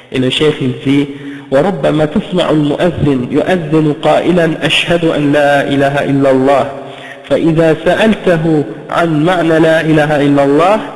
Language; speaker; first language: Arabic; non-native, fluent; French